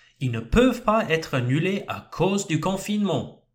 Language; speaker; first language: French; non-native, fluent; English